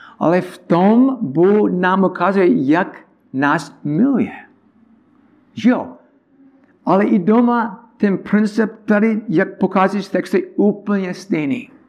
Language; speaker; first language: Czech; non-native, learner; English